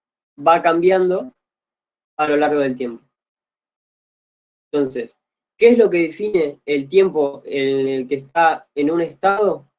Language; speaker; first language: Spanish; native; Spanish